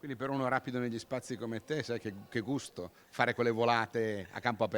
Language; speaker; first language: Italian; native; Italian